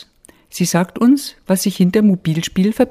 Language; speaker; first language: German; native; German